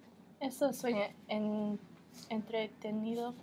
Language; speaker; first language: Spanish; non-native, learner; English